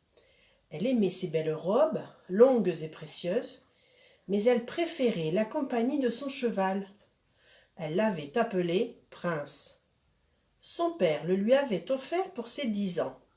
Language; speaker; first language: French; native; French